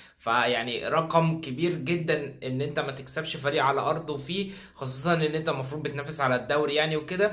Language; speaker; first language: Arabic; native; Arabic